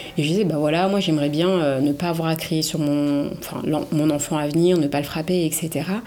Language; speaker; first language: French; early bilingual, other home language; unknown